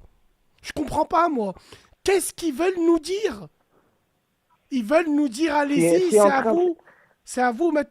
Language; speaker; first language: French; native; French